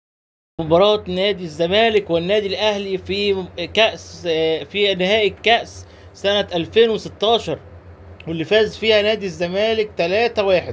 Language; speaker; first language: Arabic; native; Arabic